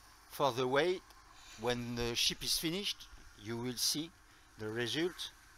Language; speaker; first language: English; non-native, learner; French